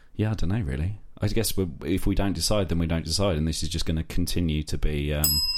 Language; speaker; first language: English; native; English